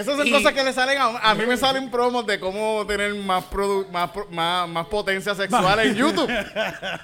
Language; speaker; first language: Spanish; native; Spanish